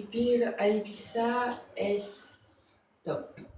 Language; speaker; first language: Spanish; non-native, learner; French